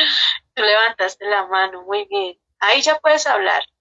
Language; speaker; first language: Spanish; native; Spanish